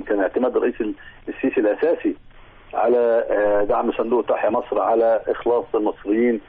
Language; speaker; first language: Arabic; native; Arabic